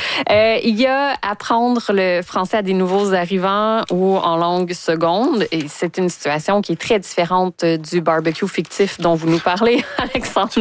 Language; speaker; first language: French; native; French